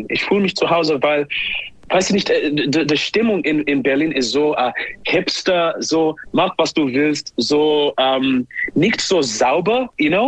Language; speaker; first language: German; non-native, learner; English